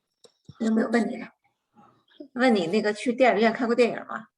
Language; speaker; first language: Chinese; native; Chinese